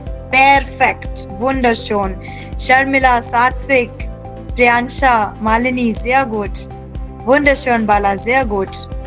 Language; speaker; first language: German; non-native, fluent; Hindi